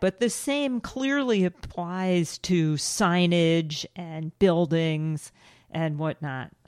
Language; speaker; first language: English; native; English